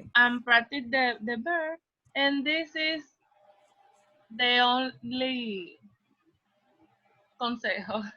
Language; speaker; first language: English; non-native, learner; Spanish